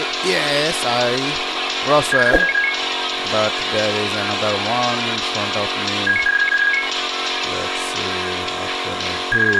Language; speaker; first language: English; non-native, learner; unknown